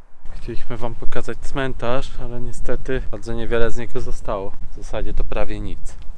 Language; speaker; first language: Polish; native; Polish